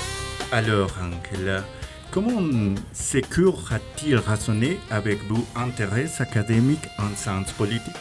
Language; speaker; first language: French; non-native, fluent; Spanish